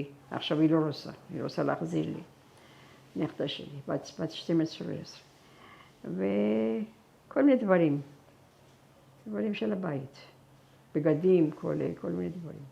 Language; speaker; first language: Hebrew; non-native, fluent; Persian